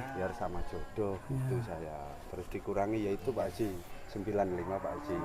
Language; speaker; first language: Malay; non-native, local second language; Javanese